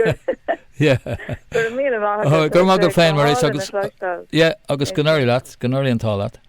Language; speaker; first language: Irish; non-native, local second language; English